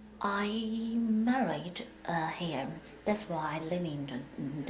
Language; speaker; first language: English; non-native, learner; Chinese